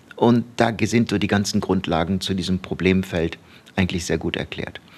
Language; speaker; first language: German; early bilingual, other home language; Turkish